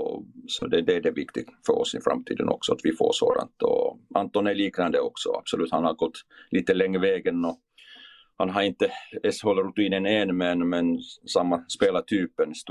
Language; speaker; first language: Swedish; non-native, fluent; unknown